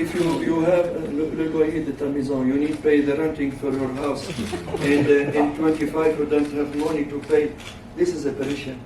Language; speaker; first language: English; non-native, learner; French